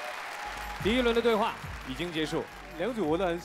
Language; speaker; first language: Chinese; native; Chinese